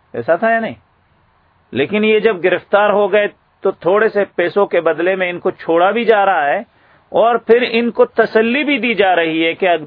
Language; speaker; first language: Urdu; native; Urdu